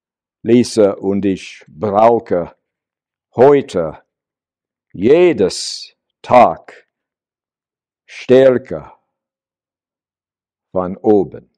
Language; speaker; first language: German; non-native, learner; English